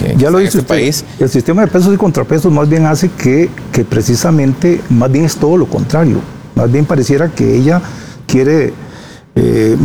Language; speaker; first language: Spanish; native; Spanish